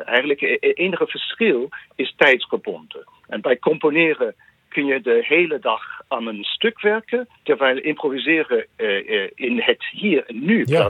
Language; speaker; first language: Dutch; non-native, fluent; English